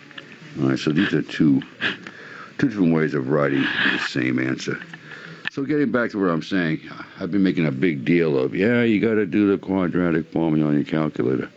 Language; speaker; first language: English; native; English